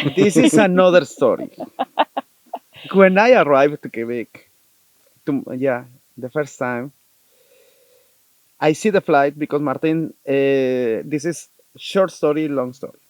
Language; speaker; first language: English; non-native, learner; Spanish